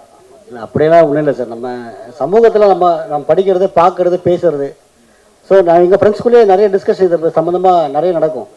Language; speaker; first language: Tamil; native; Tamil